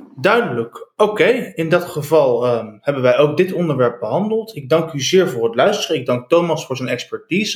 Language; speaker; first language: Dutch; native; Dutch